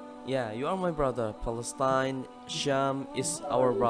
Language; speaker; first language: English; non-native, learner; Indonesian